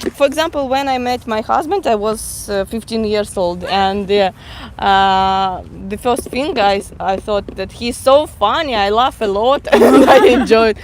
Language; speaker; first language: English; non-native, fluent; Russian